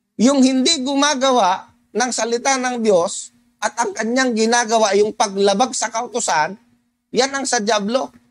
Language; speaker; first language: Filipino; non-native, local second language; Cebuano